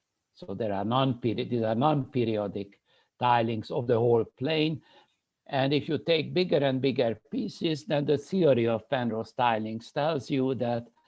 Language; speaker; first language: English; non-native, fluent; Hungarian